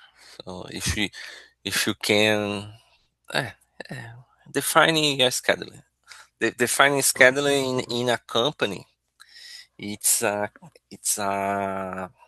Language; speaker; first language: English; non-native, learner; Portuguese